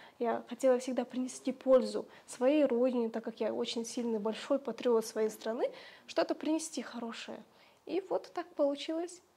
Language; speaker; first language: Russian; native; Russian